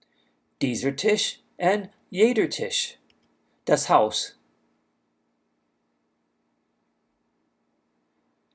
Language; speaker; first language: German; non-native, fluent; English